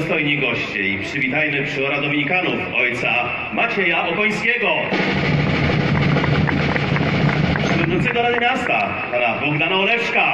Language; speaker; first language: Polish; native; Polish